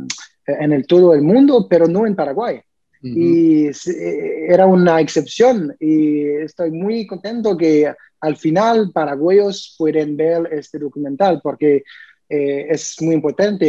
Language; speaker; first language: Spanish; non-native, learner; French